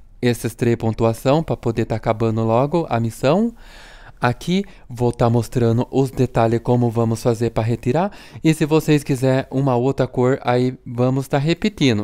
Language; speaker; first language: Portuguese; native; Portuguese